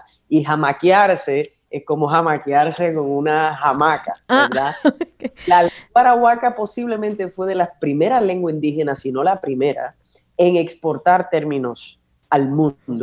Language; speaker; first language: Spanish; native; Spanish